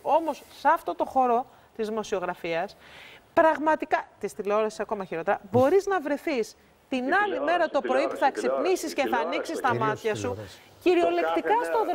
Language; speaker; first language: Greek; native; Greek